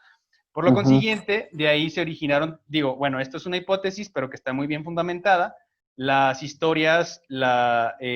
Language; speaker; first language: Spanish; native; Spanish